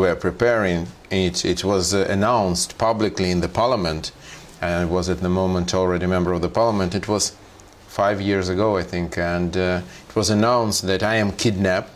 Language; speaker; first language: English; non-native, fluent; Russian